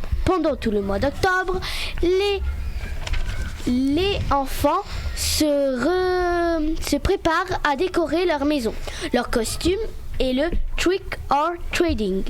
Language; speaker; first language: French; native; French